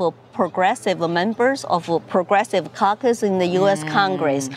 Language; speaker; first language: English; non-native, fluent; Chinese